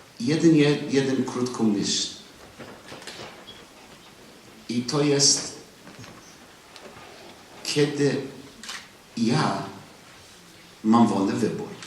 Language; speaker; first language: Polish; non-native, learner; English